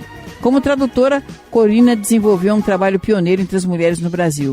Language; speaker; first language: Portuguese; native; Portuguese